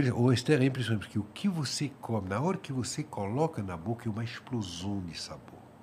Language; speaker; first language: Portuguese; non-native, fluent; French